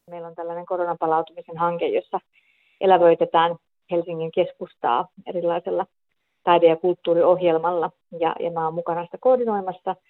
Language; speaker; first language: Finnish; native; Finnish